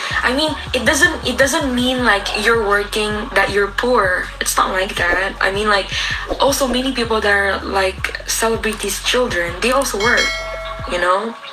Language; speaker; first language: English; non-native, fluent; Indonesian